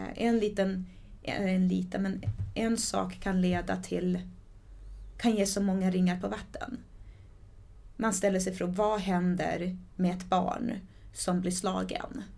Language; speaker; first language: Swedish; early bilingual, other home language; Portuguese